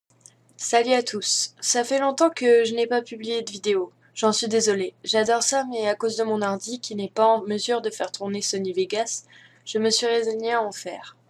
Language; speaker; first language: French; native; French